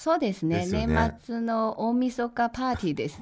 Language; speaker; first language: Japanese; non-native, fluent; Chinese